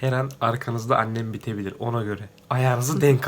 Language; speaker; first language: Turkish; native; Turkish